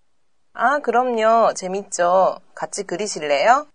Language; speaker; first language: Korean; non-native, learner; Japanese